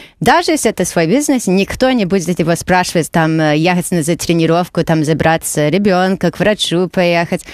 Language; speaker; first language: Russian; early bilingual, heritage; English